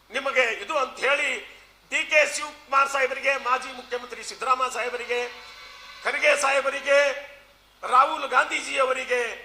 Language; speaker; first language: Kannada; non-native, local second language; Lambadi